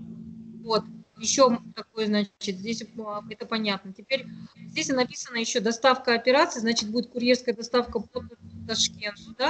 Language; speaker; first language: Russian; native; Russian